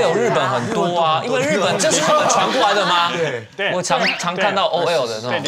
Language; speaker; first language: Chinese; non-native, fluent; Turkish